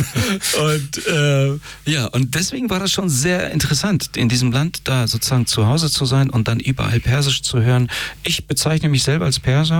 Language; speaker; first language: German; early bilingual, other home language; Persian